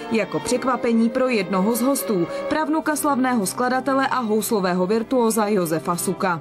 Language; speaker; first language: Czech; native; Czech